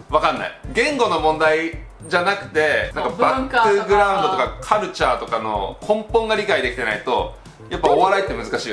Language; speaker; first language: Japanese; native; Japanese